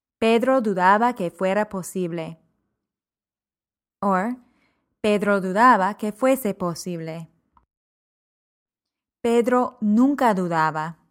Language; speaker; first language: Spanish; non-native, fluent; English